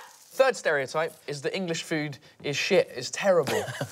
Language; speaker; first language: English; native; English